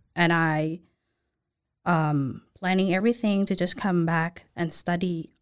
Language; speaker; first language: English; non-native, learner; Thai